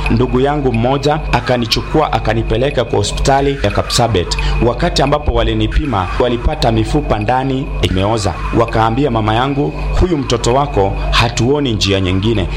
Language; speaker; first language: Swahili; non-native, local second language; Kalenjin